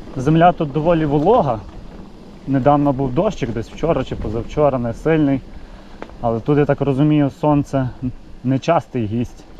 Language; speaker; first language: Ukrainian; native; Ukrainian